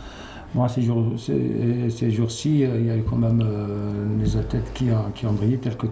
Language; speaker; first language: French; non-native, local second language; Arabic